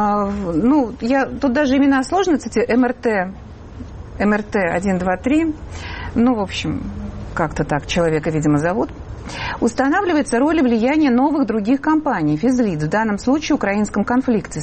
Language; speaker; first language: Russian; native; Russian